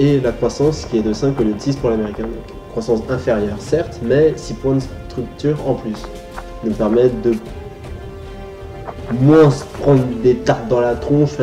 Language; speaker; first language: French; native; French